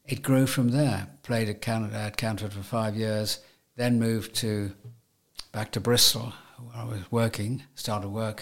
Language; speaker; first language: English; native; English